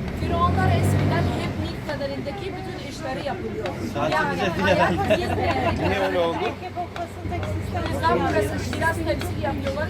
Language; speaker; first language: Turkish; non-native, learner; Arabic